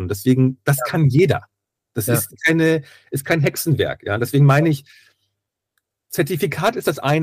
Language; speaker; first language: German; native; German